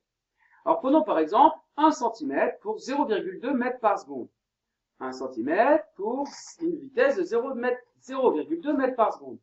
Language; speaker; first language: French; native; French